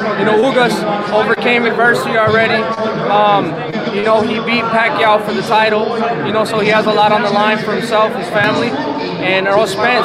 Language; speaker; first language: English; early bilingual, other home language; Spanish